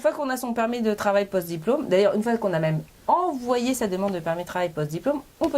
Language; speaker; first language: French; native; French